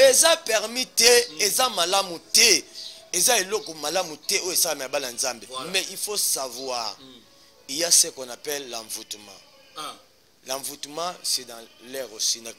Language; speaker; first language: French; non-native, local second language; Lingala